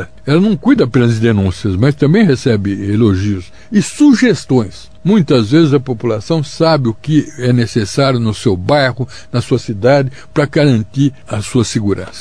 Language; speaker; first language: Portuguese; native; Portuguese